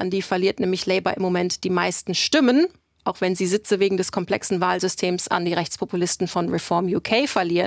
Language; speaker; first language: German; native; German